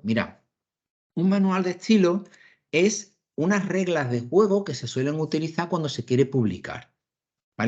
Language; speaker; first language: Spanish; native; Spanish